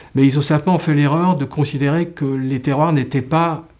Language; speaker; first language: French; native; French